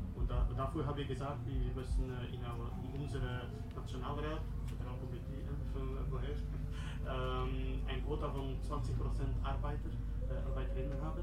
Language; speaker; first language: German; non-native, learner; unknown